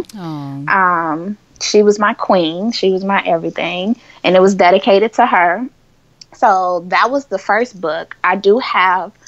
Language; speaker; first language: English; native; English